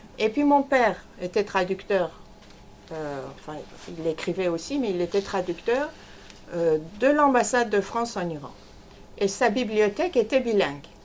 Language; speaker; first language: French; non-native, fluent; Persian